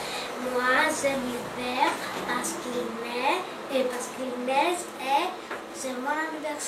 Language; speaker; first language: French; non-native, learner; Greek